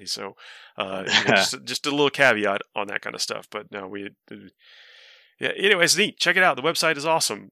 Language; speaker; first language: English; native; English